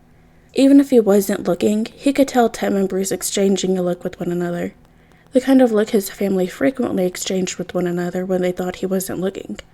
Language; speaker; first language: English; native; English